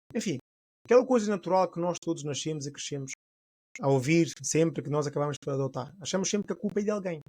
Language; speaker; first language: Portuguese; non-native, local second language; Upper Guinea Crioulo